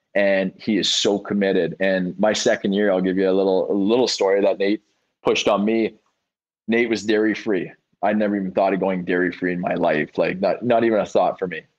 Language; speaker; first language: English; native; English